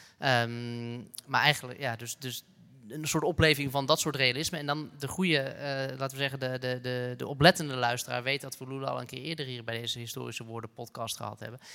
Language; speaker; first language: Dutch; native; Dutch